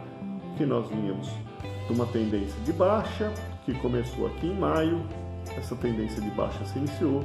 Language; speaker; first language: Portuguese; native; Portuguese